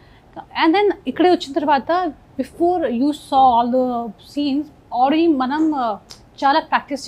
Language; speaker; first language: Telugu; non-native, fluent; Hindi